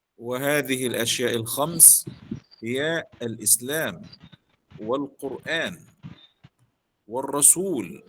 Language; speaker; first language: Arabic; native; Arabic